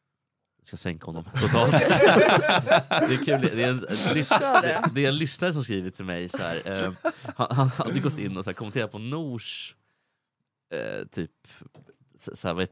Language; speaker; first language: Swedish; native; Swedish